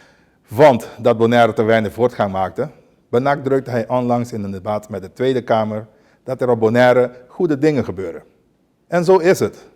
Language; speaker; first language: Dutch; non-native, local second language; Papiamento